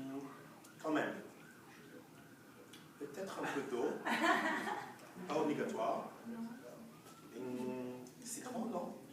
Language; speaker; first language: French; non-native, fluent; Hebrew